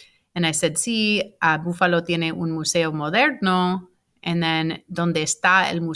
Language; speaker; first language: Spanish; non-native, fluent; English